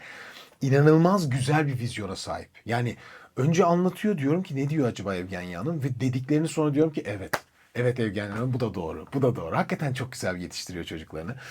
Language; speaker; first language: Turkish; native; Turkish